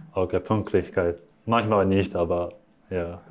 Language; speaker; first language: German; non-native, learner; Japanese